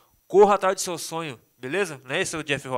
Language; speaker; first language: Portuguese; native; Portuguese